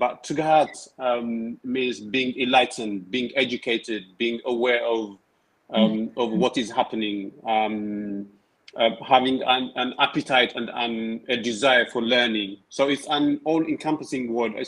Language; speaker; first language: English; non-native, fluent; Tigrinya